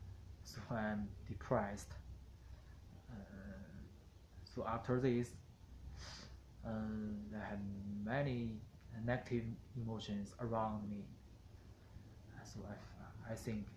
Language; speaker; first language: English; non-native, learner; Chinese